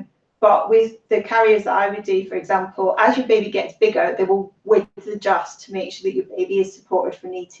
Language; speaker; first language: English; native; English